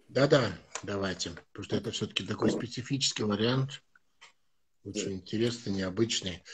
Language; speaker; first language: Russian; non-native, fluent; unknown